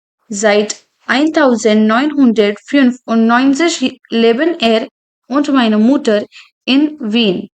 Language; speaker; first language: German; non-native, fluent; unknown